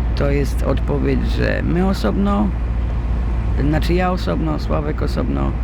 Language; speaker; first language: Polish; native; Polish